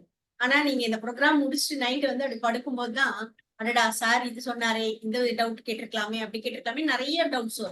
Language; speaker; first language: Tamil; native; Tamil